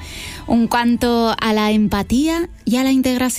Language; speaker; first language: Spanish; native; Spanish